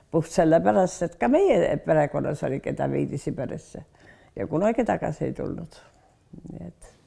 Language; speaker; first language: Estonian; early bilingual, heritage; Estonian